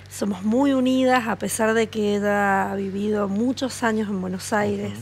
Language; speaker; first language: Spanish; native; Spanish